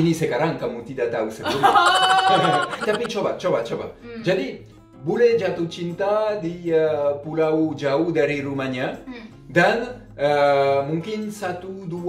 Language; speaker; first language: Indonesian; non-native, fluent; French